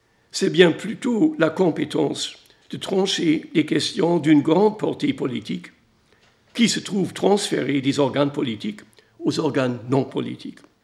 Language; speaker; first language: French; non-native, fluent; German